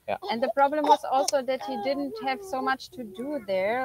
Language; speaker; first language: English; non-native, fluent; German